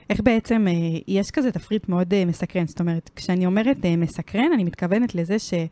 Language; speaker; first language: Hebrew; native; Hebrew